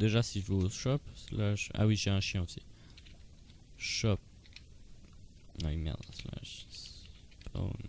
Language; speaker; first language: French; native; French